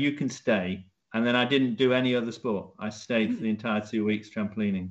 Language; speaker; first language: English; native; English